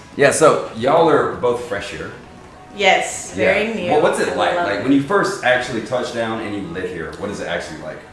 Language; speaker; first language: English; native; English